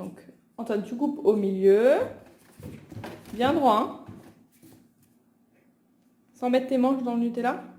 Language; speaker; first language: French; native; French